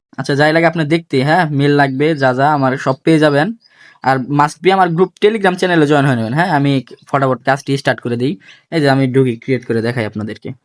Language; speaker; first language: Bangla; native; Bangla